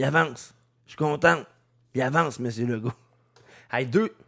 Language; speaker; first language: French; native; French